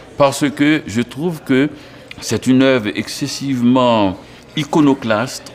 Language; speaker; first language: French; non-native, local second language; Haitian Creole